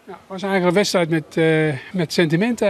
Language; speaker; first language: Dutch; native; Dutch